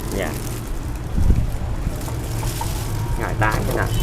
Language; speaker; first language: Vietnamese; native; Vietnamese